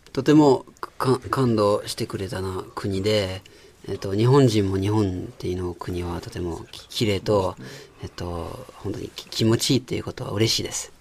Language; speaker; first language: Japanese; non-native, learner; French